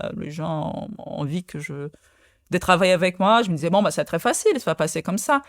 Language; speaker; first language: French; non-native, fluent; Portuguese